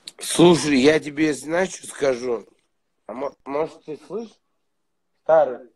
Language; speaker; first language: Russian; native; Russian